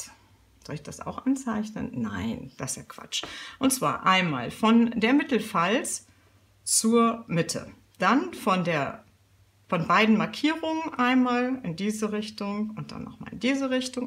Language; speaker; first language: German; native; German